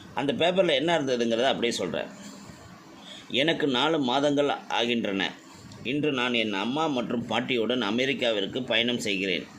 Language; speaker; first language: Tamil; native; Tamil